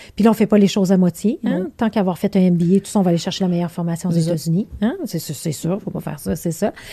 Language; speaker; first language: French; native; French